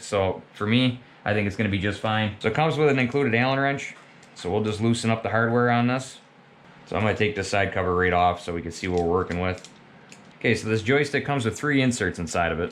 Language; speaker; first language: English; native; English